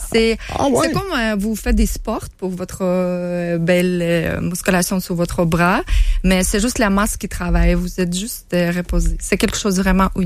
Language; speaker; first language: French; non-native, learner; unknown